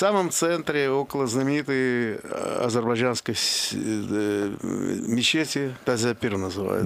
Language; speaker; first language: Russian; non-native, local second language; Azerbaijani